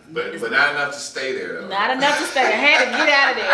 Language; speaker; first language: English; native; English